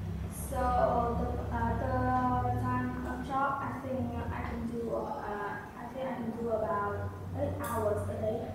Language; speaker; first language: English; non-native, learner; Vietnamese